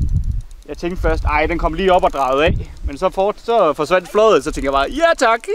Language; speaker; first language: Danish; native; Danish